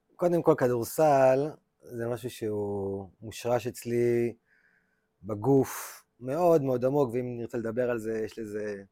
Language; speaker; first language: Hebrew; native; Hebrew